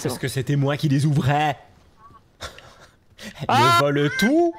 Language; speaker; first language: French; native; French